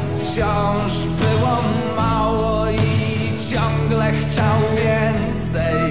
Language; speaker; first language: Polish; native; Polish